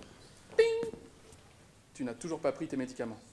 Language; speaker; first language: French; native; French